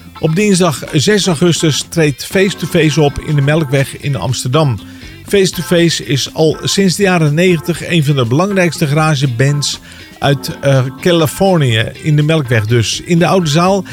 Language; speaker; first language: Dutch; native; Dutch